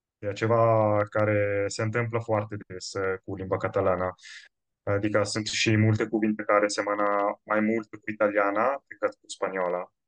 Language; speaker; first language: Romanian; non-native, fluent; Italian